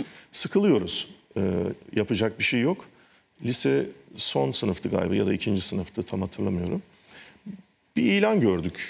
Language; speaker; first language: Turkish; native; Turkish